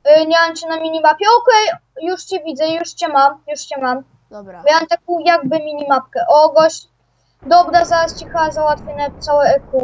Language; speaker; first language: Polish; native; Polish